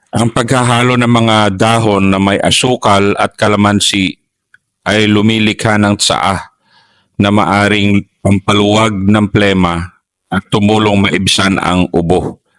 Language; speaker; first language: Filipino; native; Filipino